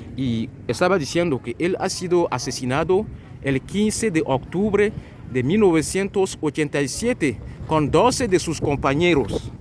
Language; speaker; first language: Spanish; non-native, fluent; French